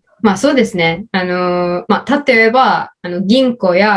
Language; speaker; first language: Japanese; non-native, learner; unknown